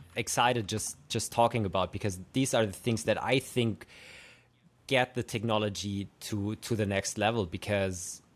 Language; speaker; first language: English; non-native, fluent; German